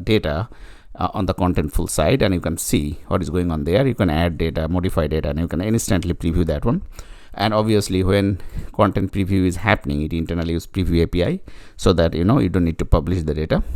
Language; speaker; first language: English; non-native, fluent; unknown